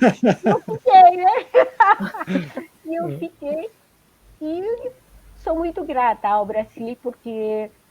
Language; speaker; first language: Portuguese; non-native, fluent; Spanish